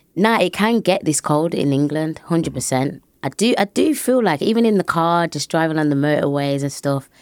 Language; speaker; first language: English; native; English